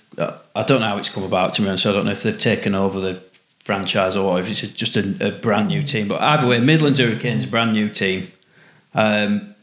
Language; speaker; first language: English; native; English